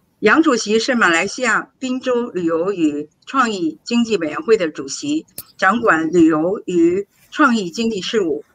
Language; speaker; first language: Chinese; native; Chinese